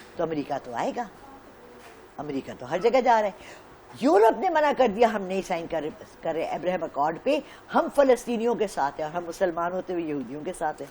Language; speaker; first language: Urdu; non-native, local second language; Pashto